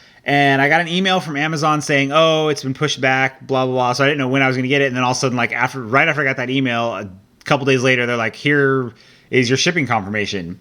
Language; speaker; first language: English; native; English